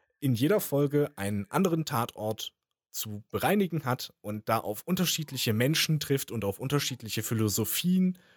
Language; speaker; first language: German; native; German